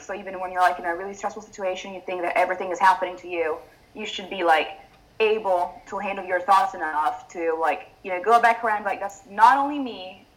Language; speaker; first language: English; non-native, fluent; Italian